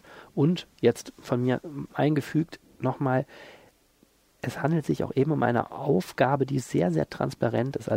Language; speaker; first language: German; native; German